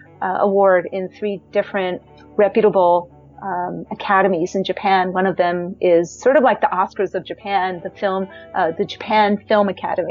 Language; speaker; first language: English; native; English